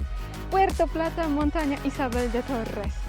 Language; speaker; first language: Spanish; non-native, learner; Polish